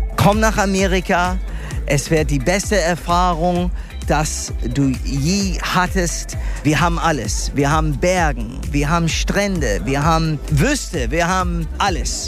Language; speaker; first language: German; non-native, fluent; English